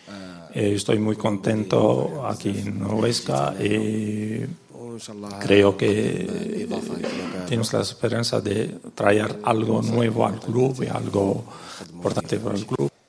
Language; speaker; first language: Spanish; non-native, learner; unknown